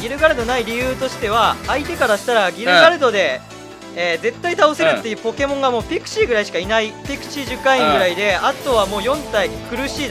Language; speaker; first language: Japanese; native; Japanese